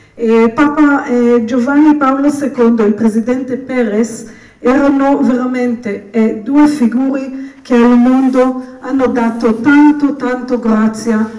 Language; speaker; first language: Italian; non-native, fluent; Hebrew